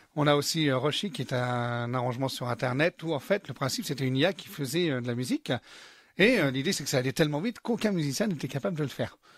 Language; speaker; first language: French; native; French